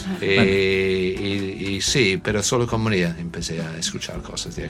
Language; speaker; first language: Spanish; non-native, learner; English